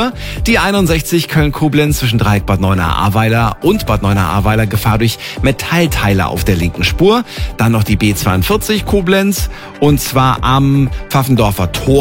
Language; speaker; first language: German; native; German